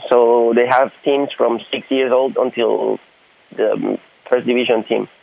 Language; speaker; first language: English; non-native, fluent; Spanish